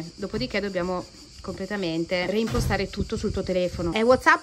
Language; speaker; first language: Italian; native; Italian